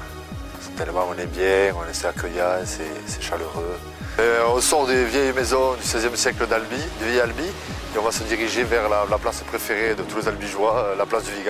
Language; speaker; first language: French; native; French